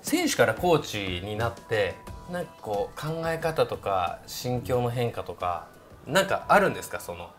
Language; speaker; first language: Japanese; native; Japanese